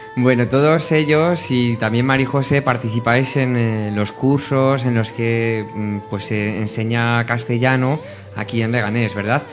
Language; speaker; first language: Spanish; native; Spanish